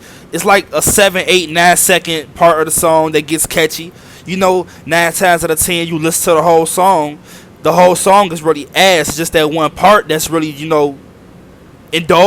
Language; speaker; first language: English; native; English